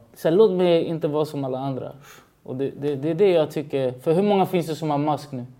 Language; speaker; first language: Swedish; early bilingual, other home language; Spanish